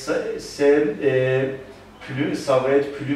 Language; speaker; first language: French; non-native, learner; Turkish